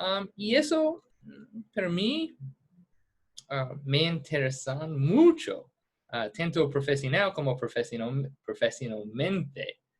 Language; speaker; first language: Spanish; non-native, fluent; English